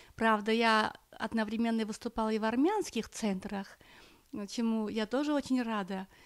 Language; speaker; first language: Russian; non-native, local second language; Armenian